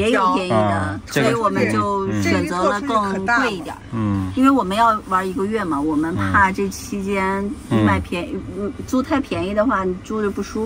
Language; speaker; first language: Chinese; native; Chinese